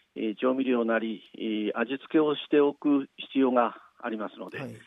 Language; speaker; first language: Japanese; native; Japanese